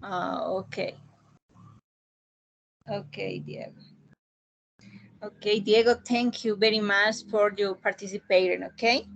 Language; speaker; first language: English; non-native, learner; Spanish